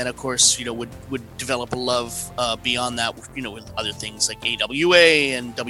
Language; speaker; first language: English; native; English